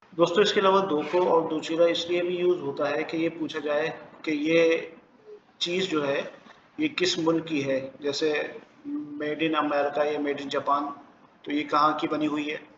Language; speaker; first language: Urdu; native; Urdu